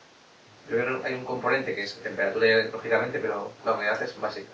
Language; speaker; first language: Spanish; native; Spanish